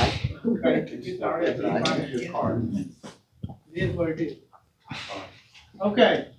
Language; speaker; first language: English; native; English